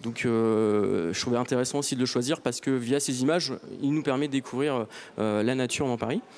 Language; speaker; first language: French; native; French